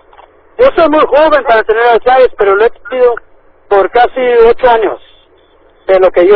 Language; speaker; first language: Spanish; early bilingual, heritage; Spanish